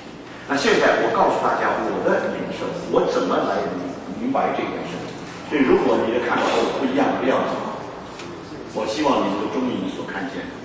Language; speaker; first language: Chinese; native; Chinese